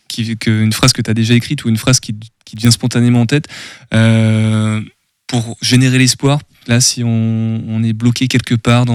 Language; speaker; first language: French; native; French